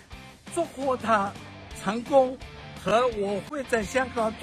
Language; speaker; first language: Chinese; non-native, local second language; Cantonese